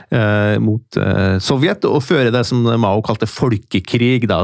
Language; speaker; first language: Norwegian; native; Norwegian